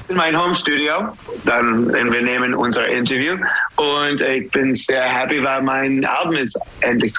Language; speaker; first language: German; non-native, learner; English